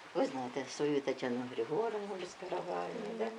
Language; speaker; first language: Ukrainian; non-native, local second language; Russian